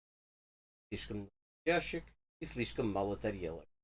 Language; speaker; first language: Russian; non-native, learner; English